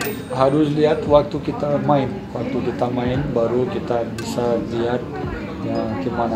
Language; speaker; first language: Indonesian; non-native, fluent; Portuguese